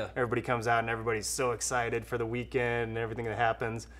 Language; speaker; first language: English; native; English